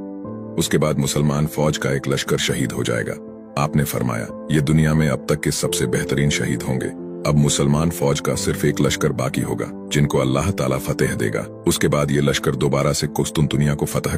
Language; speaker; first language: Hindi; native; Hindi